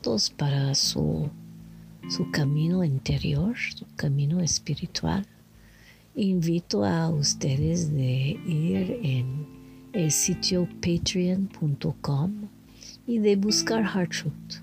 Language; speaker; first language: Spanish; non-native, learner; French